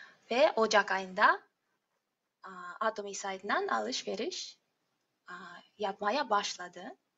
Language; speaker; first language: Turkish; non-native, learner; Russian